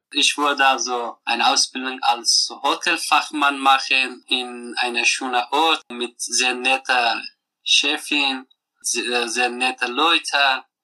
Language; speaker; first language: German; non-native, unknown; Persian